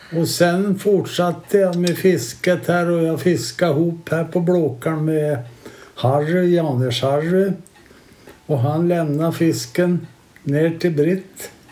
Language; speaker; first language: Swedish; native; Swedish